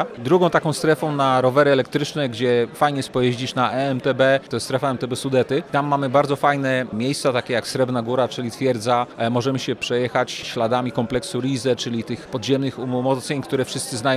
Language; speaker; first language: Polish; native; Polish